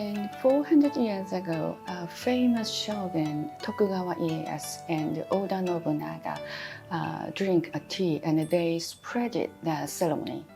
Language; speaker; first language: English; non-native, fluent; Japanese